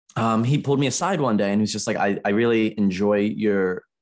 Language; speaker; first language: English; native; English